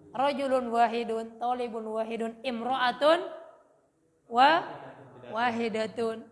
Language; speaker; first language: Arabic; non-native, fluent; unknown